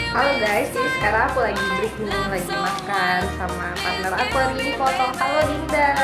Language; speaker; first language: Indonesian; native; Indonesian